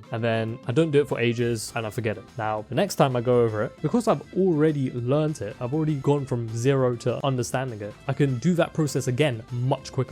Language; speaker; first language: English; native; English